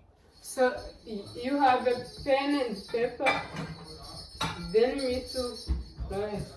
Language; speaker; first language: English; non-native, learner; Kinyarwanda